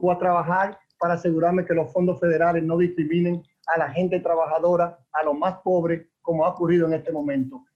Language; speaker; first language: Spanish; native; Spanish